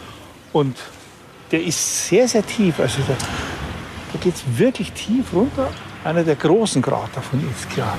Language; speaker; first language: German; native; German